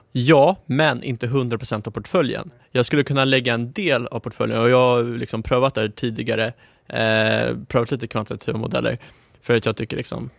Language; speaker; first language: Swedish; native; Swedish